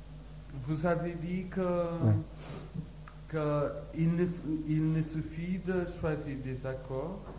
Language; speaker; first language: French; non-native, learner; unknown